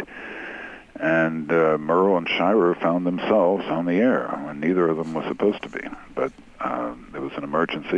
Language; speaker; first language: English; native; English